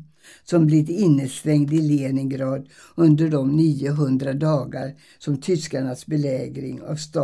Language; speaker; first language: Swedish; early bilingual, other home language; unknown